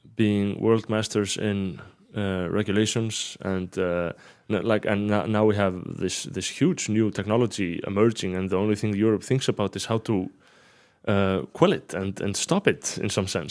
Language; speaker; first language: English; non-native, fluent; Icelandic